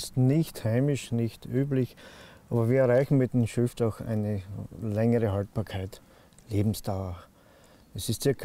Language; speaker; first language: German; native; German